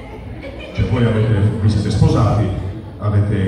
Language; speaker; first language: Italian; native; Italian